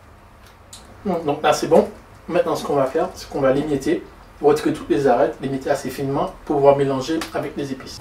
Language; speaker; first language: French; native; French